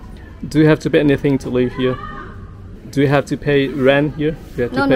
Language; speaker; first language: English; non-native, fluent; Vietnamese